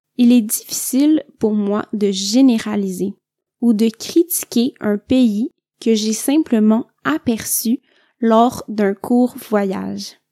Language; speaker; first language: French; native; French